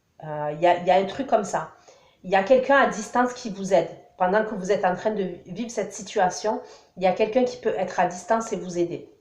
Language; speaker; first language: French; native; French